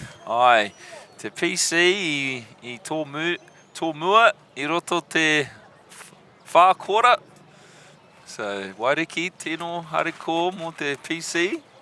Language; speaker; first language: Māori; non-native, local second language; English